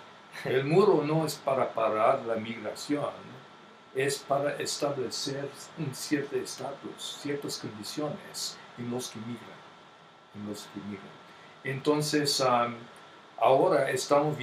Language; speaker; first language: Spanish; non-native, fluent; English